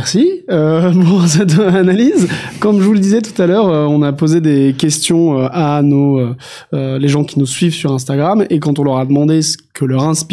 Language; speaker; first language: French; native; French